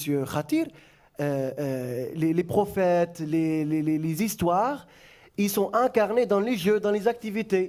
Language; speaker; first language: French; non-native, fluent; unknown